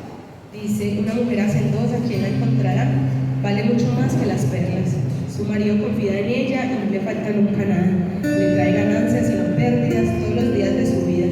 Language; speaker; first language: Spanish; native; Spanish